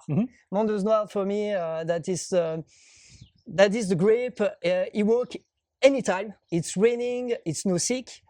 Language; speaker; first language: English; non-native, learner; French